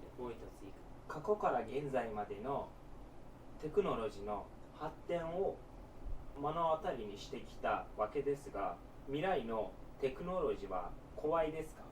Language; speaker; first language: Japanese; non-native, learner; Turkish